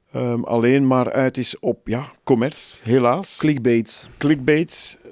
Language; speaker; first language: Dutch; native; Dutch